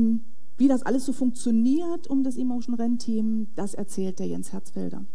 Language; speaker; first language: German; native; German